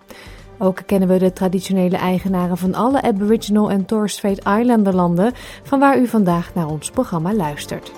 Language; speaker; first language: Dutch; native; Dutch